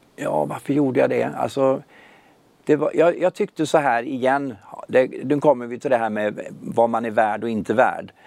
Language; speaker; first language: Swedish; native; Swedish